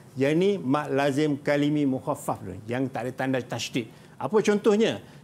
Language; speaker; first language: Malay; native; Malay